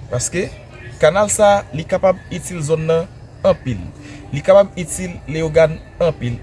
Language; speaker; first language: Haitian Creole; native; Haitian Creole